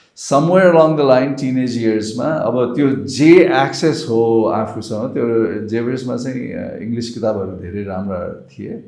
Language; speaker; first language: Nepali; native; Nepali